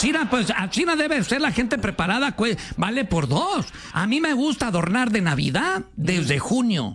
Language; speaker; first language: Spanish; native; Spanish